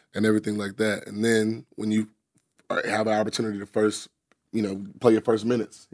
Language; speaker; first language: English; native; English